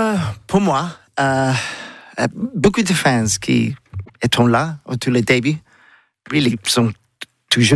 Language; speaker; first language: French; non-native, learner; English